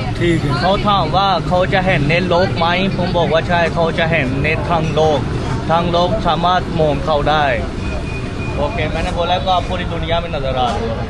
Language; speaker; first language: Thai; non-native, fluent; Urdu